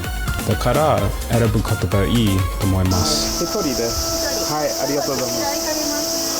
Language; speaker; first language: Japanese; non-native, learner; English